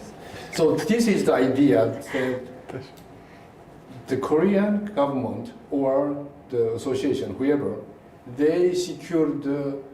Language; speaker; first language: English; non-native, learner; Korean